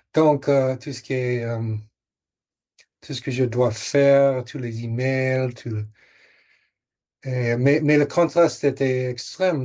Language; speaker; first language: French; non-native, fluent; English